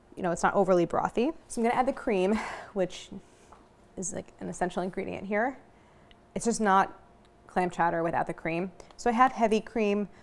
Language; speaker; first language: English; native; English